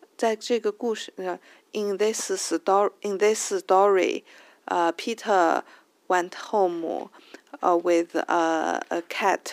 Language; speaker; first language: English; non-native, fluent; Chinese